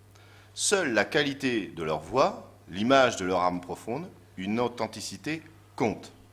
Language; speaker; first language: French; native; French